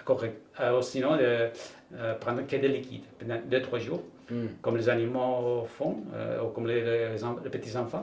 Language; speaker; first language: French; non-native, fluent; Spanish